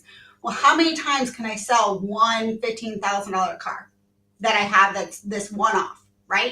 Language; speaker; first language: English; native; English